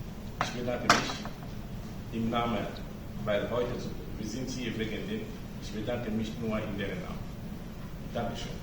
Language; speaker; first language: German; non-native, fluent; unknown